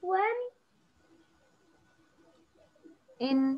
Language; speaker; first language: English; non-native, learner; Arabic